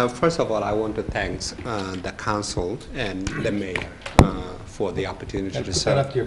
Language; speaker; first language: English; non-native, fluent; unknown